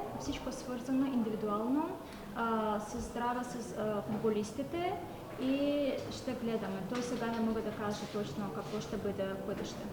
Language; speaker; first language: Bulgarian; non-native, learner; Azerbaijani